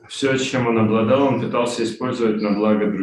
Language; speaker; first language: Russian; native; Russian